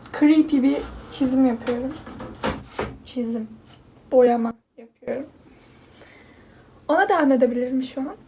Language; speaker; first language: Turkish; native; Turkish